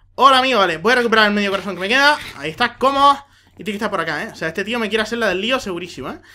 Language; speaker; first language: Spanish; native; Spanish